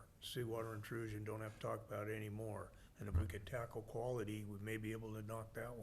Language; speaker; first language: English; native; English